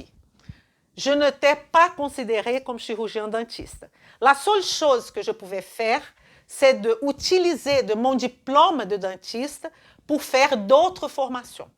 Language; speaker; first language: French; non-native, fluent; Portuguese